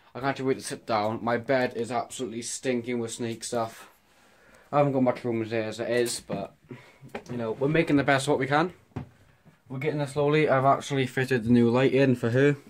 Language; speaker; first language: English; native; English